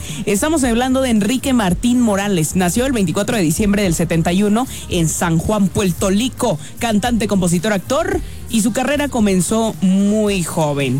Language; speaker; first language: Spanish; native; Spanish